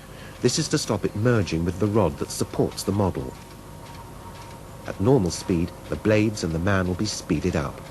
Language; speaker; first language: English; native; English